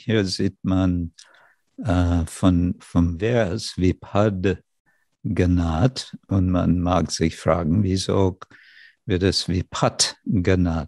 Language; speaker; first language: German; non-native, fluent; English